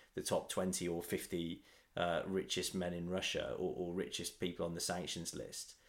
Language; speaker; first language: English; native; English